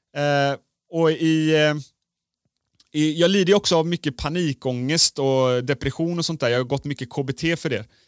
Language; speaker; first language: Swedish; native; Swedish